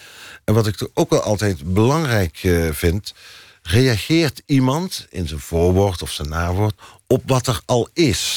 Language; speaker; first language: Dutch; native; Dutch